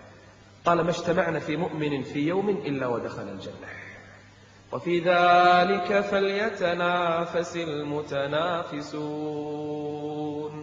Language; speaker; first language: Arabic; native; Arabic